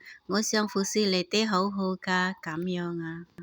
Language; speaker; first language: Cantonese; non-native, learner; Indonesian